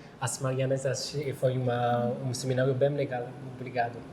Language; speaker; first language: Portuguese; non-native, learner; French